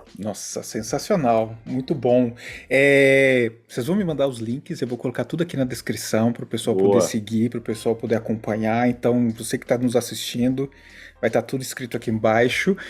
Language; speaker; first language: Portuguese; native; Portuguese